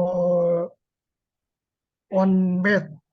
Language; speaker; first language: English; non-native, learner; Vietnamese